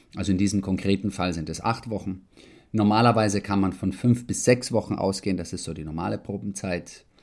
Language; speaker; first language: German; early bilingual, heritage; Italian